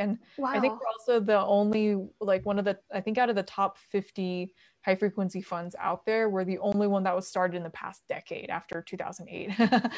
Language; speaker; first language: English; native; English